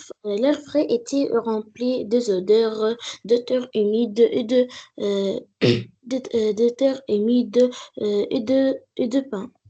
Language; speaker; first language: French; non-native, learner; Arabic